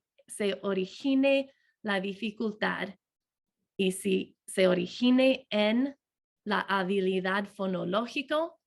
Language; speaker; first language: Spanish; non-native, fluent; English